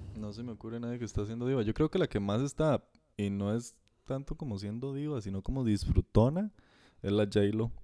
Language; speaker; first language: Spanish; native; Spanish